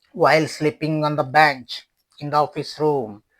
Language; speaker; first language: English; non-native, local second language; Kannada